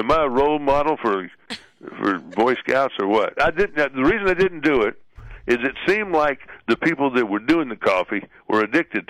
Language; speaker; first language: English; native; English